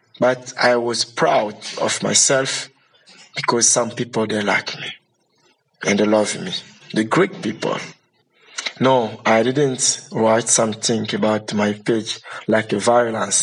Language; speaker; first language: English; non-native, learner; Lingala